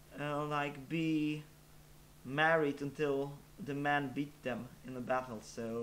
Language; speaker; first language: English; non-native, fluent; Polish